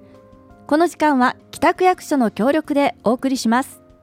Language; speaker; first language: Japanese; native; Japanese